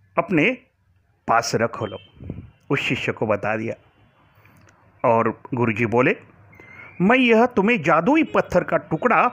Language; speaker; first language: Hindi; non-native, local second language; Marathi